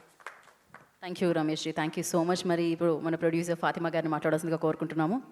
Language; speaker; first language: Telugu; native; Telugu